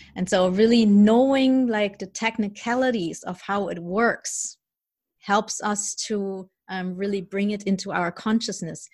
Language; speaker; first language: English; early bilingual, other home language; German